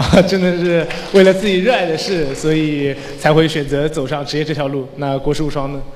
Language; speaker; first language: Chinese; native; Chinese